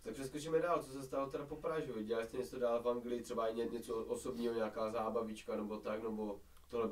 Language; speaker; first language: Czech; native; Czech